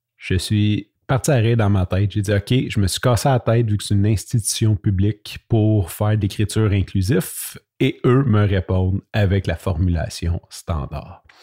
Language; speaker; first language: French; native; French